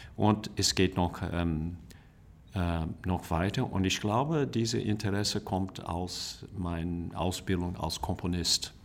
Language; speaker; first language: German; non-native, learner; English